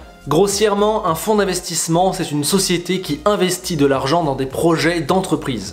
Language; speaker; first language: French; native; French